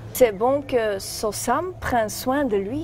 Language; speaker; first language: French; non-native, local second language; Dutch